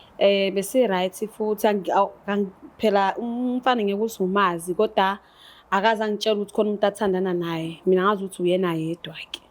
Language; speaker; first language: Zulu; native; Zulu